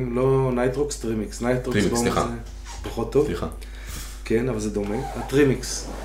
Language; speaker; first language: Hebrew; native; Hebrew